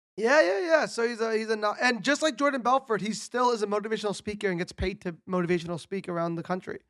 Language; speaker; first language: English; native; English